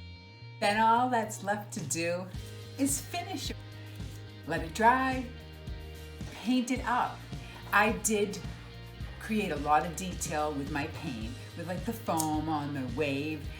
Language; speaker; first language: English; native; English